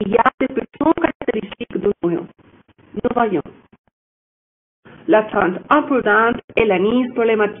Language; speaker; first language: French; non-native, learner; Spanish